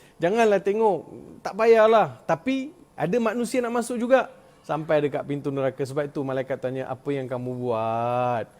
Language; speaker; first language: Malay; non-native, local second language; Tamil